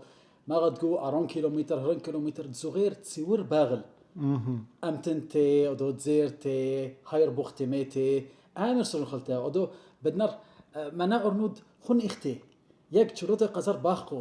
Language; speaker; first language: Mongolian; non-native, learner; Arabic